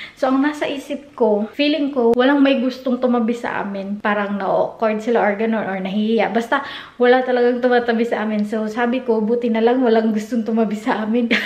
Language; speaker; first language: Filipino; non-native, local second language; Cebuano